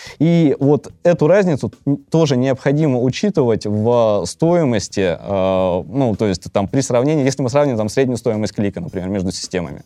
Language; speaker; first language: Russian; native; Russian